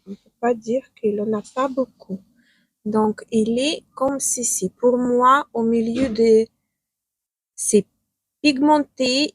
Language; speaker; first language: French; non-native, fluent; Ukrainian